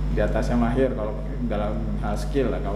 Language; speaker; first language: Indonesian; native; Indonesian